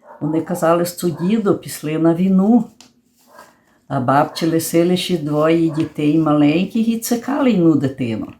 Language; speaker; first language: Ukrainian; early bilingual, heritage; Ukrainian